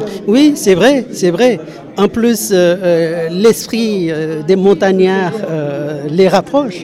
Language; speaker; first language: French; non-native, fluent; Nepali